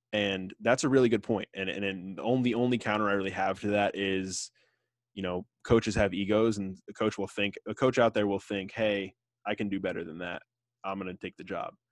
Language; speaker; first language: English; native; English